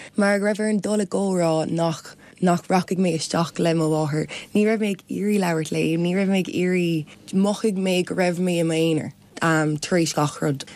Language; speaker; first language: Irish; non-native, local second language; English